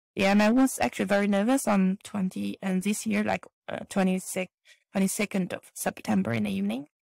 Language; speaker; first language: English; non-native, fluent; Chinese